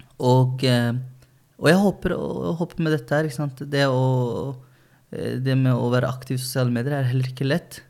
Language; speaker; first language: Norwegian; early bilingual, other home language; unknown